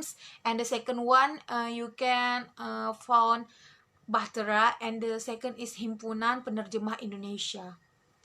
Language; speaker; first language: English; non-native, learner; Indonesian